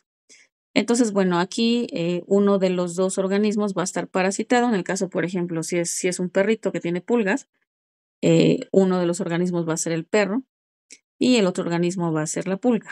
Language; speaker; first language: Spanish; native; Spanish